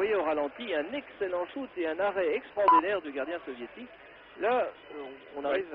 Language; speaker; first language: French; native; French